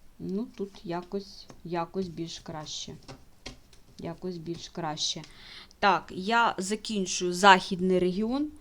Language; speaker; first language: Ukrainian; non-native, local second language; Russian